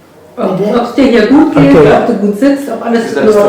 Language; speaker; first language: German; native; German